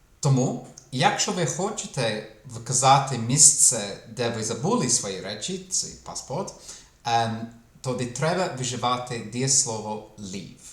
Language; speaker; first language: Ukrainian; non-native, fluent; English